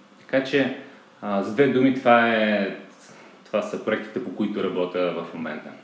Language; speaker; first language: Bulgarian; native; Bulgarian